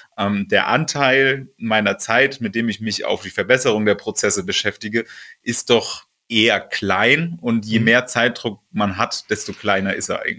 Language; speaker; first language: German; native; German